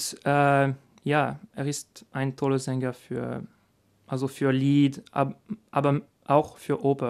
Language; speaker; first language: German; non-native, learner; French